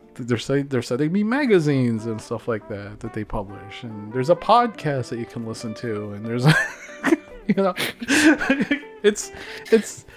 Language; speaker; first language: English; native; English